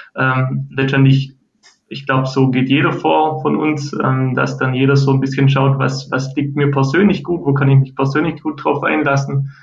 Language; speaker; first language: German; native; German